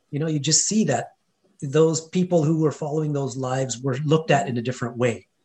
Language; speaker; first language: English; non-native, fluent; Hindi